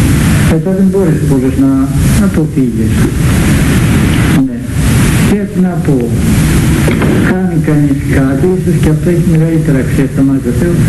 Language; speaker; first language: Greek; native; Greek